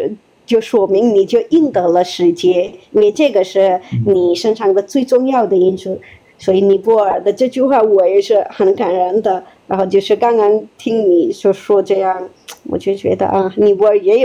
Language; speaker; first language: Chinese; non-native, fluent; Nepali